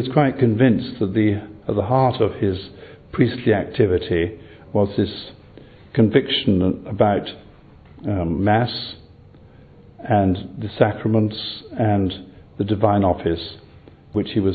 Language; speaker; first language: English; native; English